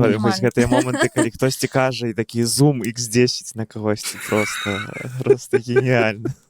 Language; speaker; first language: Belarusian; non-native, local second language; Russian